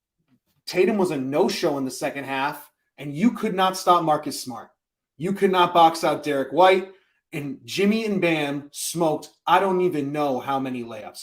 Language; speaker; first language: English; native; English